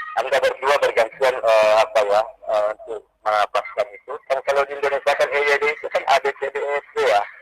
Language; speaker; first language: Indonesian; non-native, local second language; Buginese